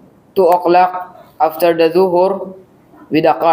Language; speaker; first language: English; non-native, learner; Filipino